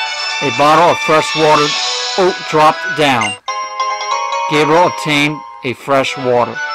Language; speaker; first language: English; native; English